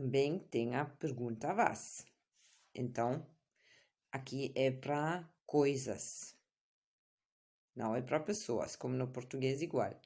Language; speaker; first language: Portuguese; non-native, fluent; German